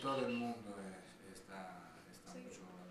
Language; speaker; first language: Spanish; non-native, learner; Italian